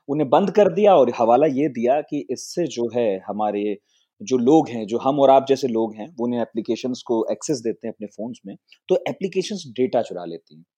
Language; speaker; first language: Hindi; native; Hindi